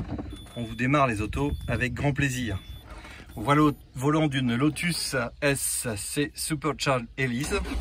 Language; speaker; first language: French; native; French